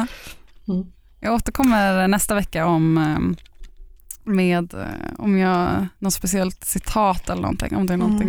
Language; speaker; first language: Swedish; native; Swedish